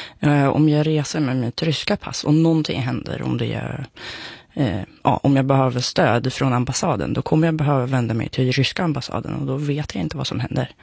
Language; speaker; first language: Swedish; non-native, fluent; Russian